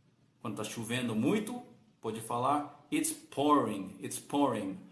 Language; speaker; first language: Portuguese; non-native, learner; English